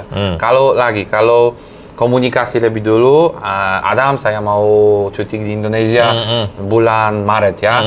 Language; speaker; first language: Indonesian; non-native, fluent; Polish